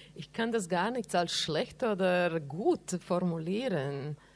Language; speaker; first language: German; non-native, learner; Latvian